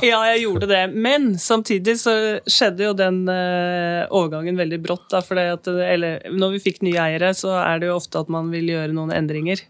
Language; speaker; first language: Norwegian; native; Norwegian